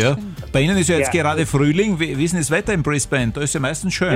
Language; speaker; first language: German; native; German